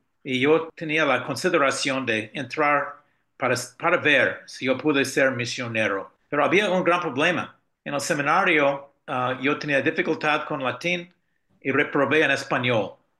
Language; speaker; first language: Spanish; non-native, fluent; English